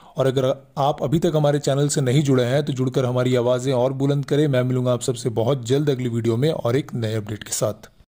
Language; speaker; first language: Hindi; native; Hindi